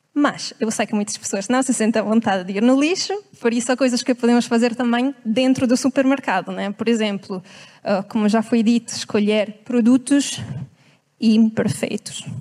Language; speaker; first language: Portuguese; non-native, fluent; Italian